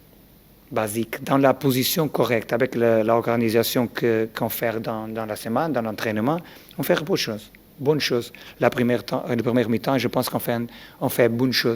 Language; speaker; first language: French; non-native, learner; Portuguese